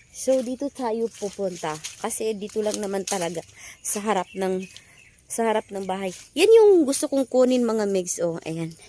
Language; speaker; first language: Filipino; non-native, local second language; Cebuano